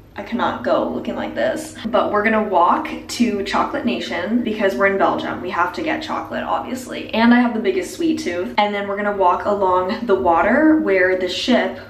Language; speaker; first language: English; native; English